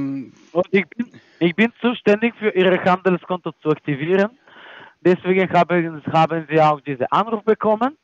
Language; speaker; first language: German; non-native, fluent; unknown